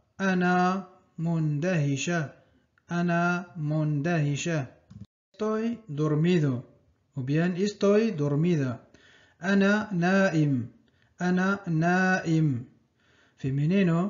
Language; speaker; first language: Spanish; non-native, fluent; Arabic